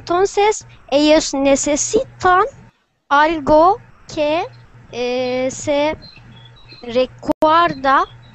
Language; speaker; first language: Spanish; non-native, learner; Turkish